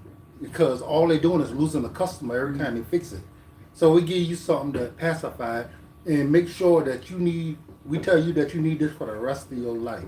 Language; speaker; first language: English; native; English